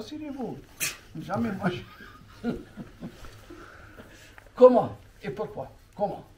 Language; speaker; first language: French; non-native, local second language; Arabic